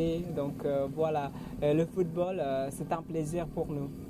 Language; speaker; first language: French; non-native, fluent; Indonesian